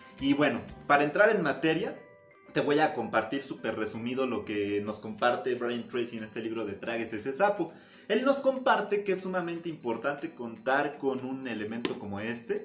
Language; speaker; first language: Spanish; native; Spanish